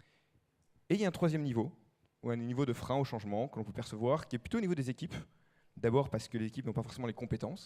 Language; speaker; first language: French; native; French